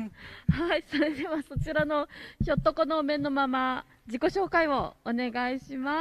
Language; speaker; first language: Japanese; native; Japanese